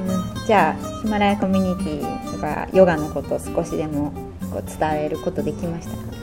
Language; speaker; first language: Japanese; native; Japanese